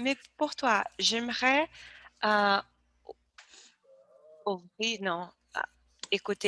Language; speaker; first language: French; non-native, learner; Portuguese